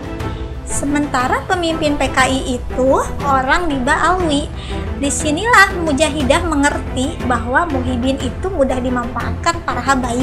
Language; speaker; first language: Indonesian; native; Indonesian